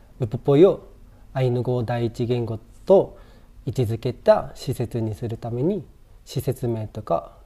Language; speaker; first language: Japanese; native; Japanese